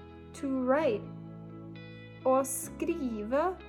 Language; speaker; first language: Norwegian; non-native, learner; English